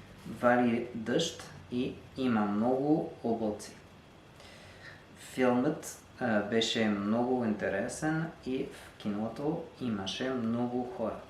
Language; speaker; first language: Bulgarian; non-native, learner; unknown